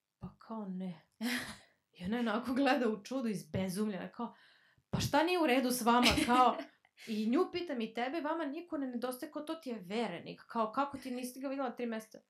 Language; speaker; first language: Croatian; early bilingual, heritage; Serbian